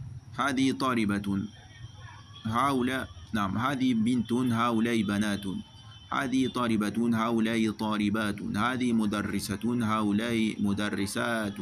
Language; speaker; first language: Arabic; non-native, fluent; French